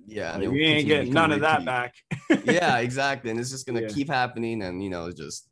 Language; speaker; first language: English; native; English